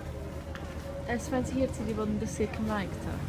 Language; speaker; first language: Welsh; native; Welsh